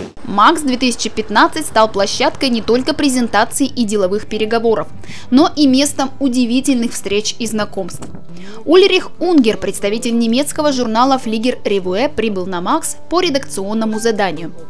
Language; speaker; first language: Russian; native; Russian